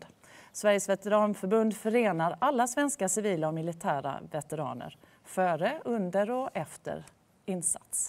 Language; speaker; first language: Swedish; native; Swedish